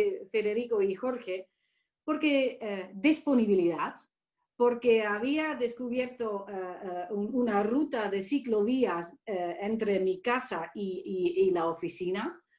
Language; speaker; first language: Spanish; non-native, fluent; Dutch